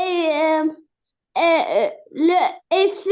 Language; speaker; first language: French; non-native, learner; Arabic